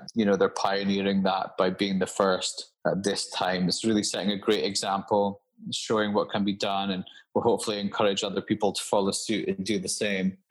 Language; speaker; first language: English; native; English